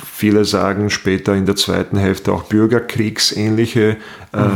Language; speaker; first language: German; non-native, fluent; Bosnian